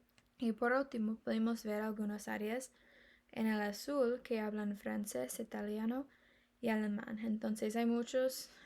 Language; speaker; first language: Spanish; non-native, learner; English